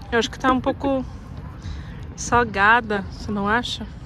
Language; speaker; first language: Portuguese; non-native, fluent; Russian